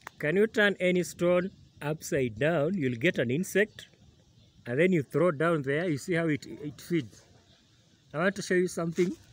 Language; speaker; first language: English; non-native, local second language; Luyia